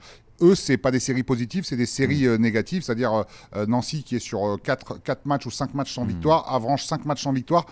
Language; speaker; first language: French; native; French